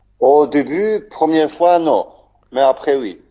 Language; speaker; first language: French; non-native, learner; Polish